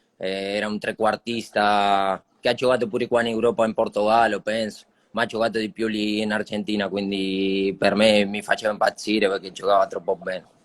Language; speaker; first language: Italian; non-native, fluent; Spanish